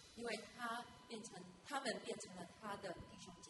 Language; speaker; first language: Chinese; native; Chinese